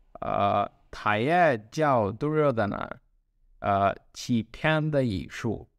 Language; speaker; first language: Chinese; non-native, learner; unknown